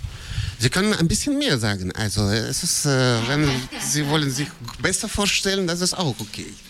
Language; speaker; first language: German; non-native, fluent; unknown